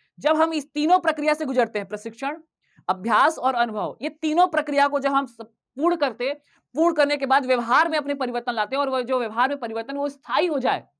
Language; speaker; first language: Hindi; native; Hindi